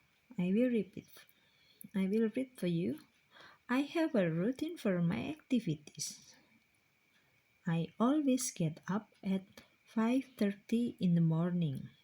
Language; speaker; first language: English; non-native, fluent; Indonesian